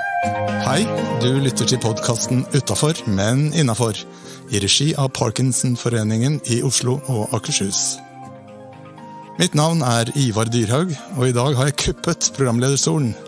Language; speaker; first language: Norwegian; native; Norwegian